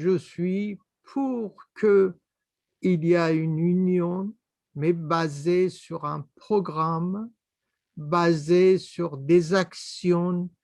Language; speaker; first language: French; non-native, fluent; Persian